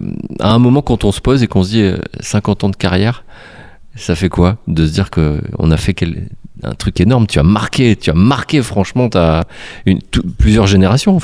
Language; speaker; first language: French; native; French